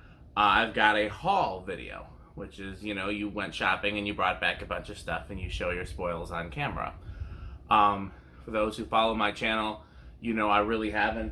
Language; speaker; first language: English; native; English